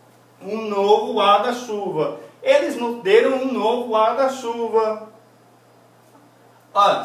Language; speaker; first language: Portuguese; non-native, fluent; English